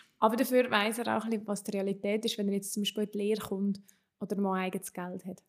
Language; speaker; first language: German; native; German